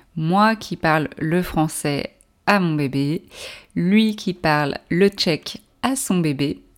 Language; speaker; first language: French; native; French